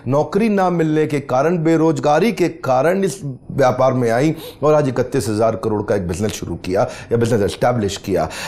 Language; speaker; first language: Hindi; native; Hindi